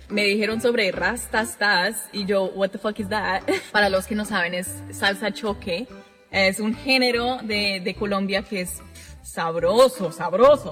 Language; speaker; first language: Spanish; non-native, fluent; English